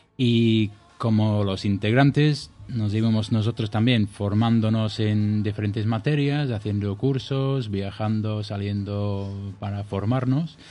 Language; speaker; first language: Spanish; non-native, fluent; English